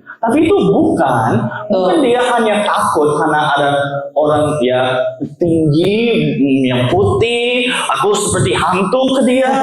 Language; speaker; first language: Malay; non-native, learner; English